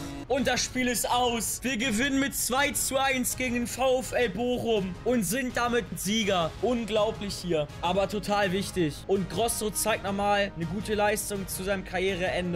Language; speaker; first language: German; native; German